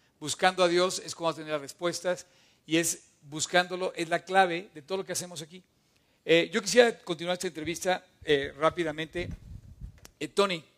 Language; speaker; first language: Spanish; native; Spanish